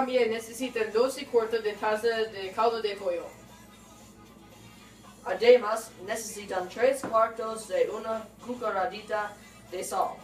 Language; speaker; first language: Spanish; non-native, learner; English